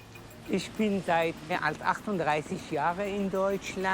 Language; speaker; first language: German; non-native, fluent; Persian